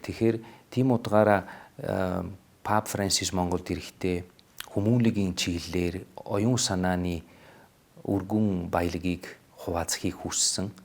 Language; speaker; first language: Mongolian; non-native, fluent; Italian